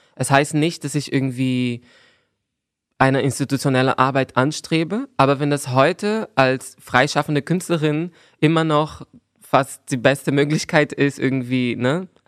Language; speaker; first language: German; non-native, fluent; Portuguese